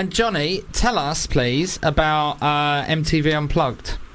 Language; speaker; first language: English; native; English